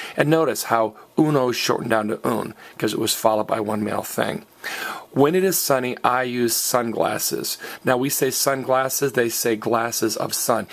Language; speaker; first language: English; native; English